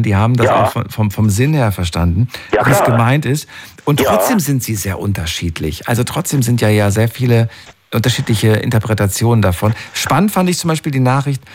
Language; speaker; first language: German; native; German